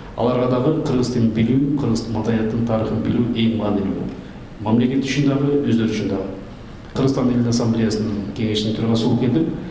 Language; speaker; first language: Kyrgyz; native; Kyrgyz